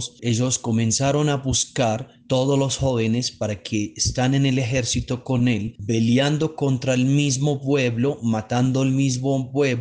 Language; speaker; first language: Spanish; non-native, fluent; Arabic